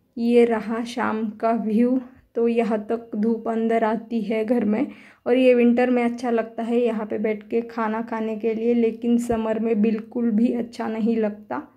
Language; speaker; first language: Hindi; non-native, local second language; Marathi